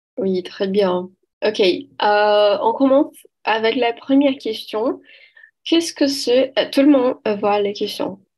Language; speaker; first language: French; non-native, learner; Portuguese